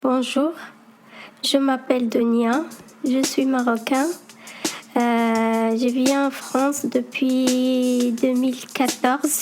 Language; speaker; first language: French; non-native, learner; Arabic